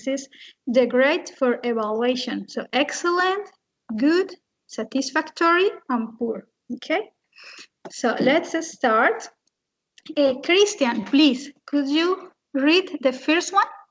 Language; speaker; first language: English; non-native, fluent; Spanish